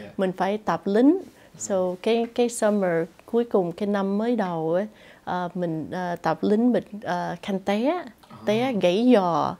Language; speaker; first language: Vietnamese; early bilingual, heritage; Vietnamese